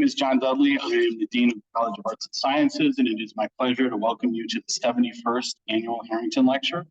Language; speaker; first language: English; native; English